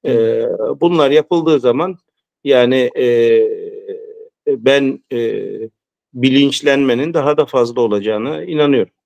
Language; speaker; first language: Turkish; early bilingual, heritage; Turkish